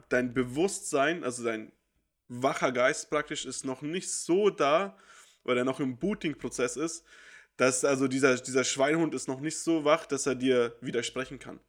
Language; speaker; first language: German; native; German